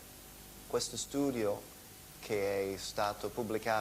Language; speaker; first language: Italian; non-native, fluent; English